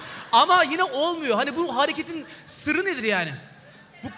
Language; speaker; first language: Turkish; native; Turkish